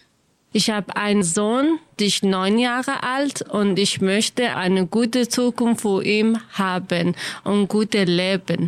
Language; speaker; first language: German; non-native, learner; Kurdish